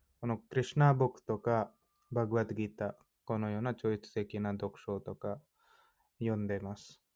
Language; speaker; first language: Japanese; non-native, fluent; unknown